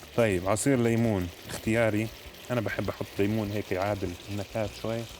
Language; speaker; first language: Arabic; native; Arabic